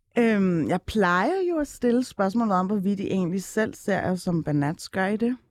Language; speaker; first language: Danish; early bilingual, other home language; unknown